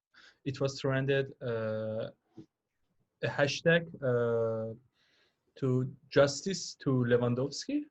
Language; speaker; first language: English; non-native, learner; Persian